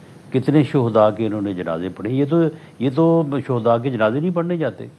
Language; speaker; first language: Urdu; non-native, local second language; Punjabi